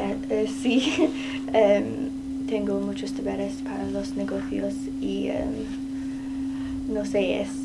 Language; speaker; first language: Spanish; non-native, learner; English